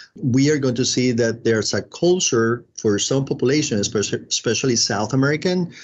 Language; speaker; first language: English; non-native, fluent; Spanish